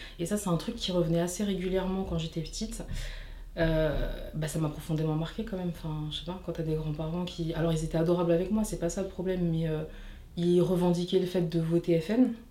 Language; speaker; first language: French; native; French